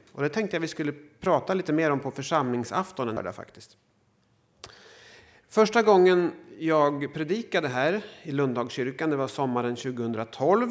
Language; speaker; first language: Swedish; native; Swedish